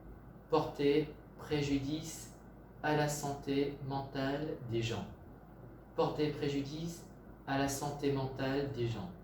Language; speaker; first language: French; non-native, fluent; Vietnamese